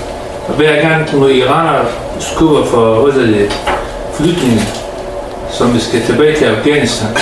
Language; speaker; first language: Danish; non-native, learner; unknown